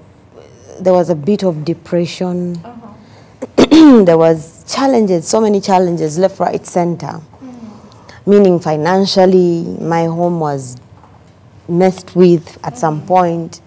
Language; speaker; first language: English; non-native, local second language; Ganda